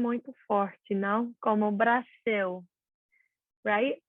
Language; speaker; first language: Portuguese; non-native, learner; English